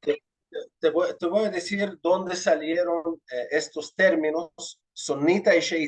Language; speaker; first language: Spanish; non-native, fluent; Arabic